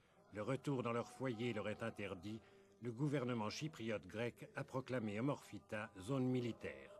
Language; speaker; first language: French; native; French